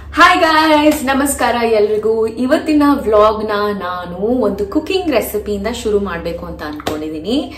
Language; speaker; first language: Kannada; native; Kannada